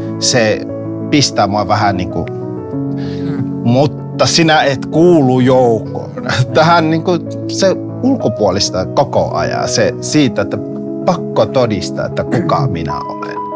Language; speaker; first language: Finnish; non-native, fluent; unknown